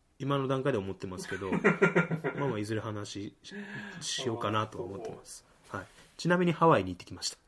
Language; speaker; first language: Japanese; native; Japanese